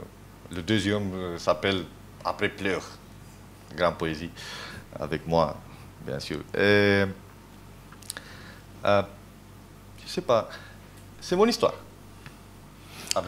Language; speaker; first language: French; non-native, fluent; Romanian